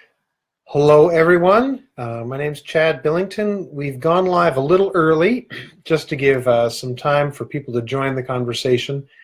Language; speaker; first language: English; native; English